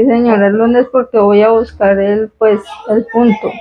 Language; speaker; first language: Spanish; native; Spanish